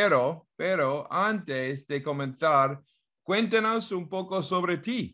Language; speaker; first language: Spanish; non-native, learner; English